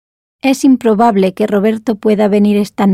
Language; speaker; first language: Spanish; non-native, learner; English